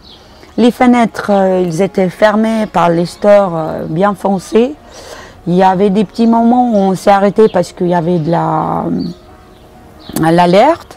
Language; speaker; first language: French; non-native, fluent; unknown